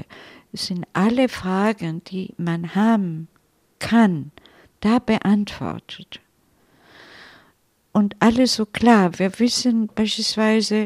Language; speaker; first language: German; non-native, fluent; Italian